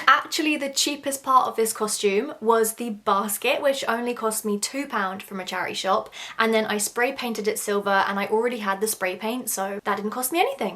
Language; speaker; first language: English; native; English